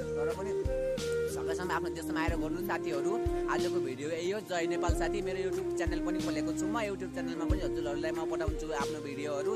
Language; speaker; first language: Nepali; native; Nepali